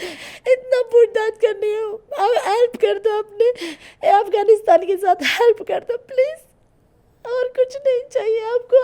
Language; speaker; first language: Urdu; non-native, learner; Persian